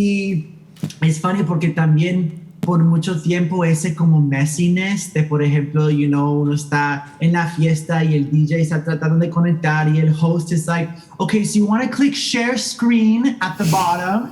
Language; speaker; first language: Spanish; early bilingual, heritage; Spanish